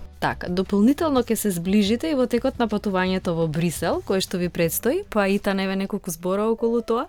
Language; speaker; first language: Macedonian; native; Macedonian